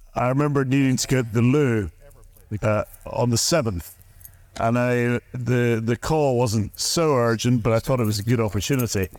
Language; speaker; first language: English; native; English